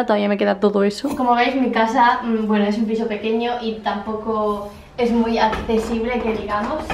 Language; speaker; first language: Spanish; native; Spanish